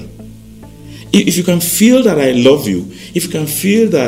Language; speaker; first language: English; non-native, local second language; Yoruba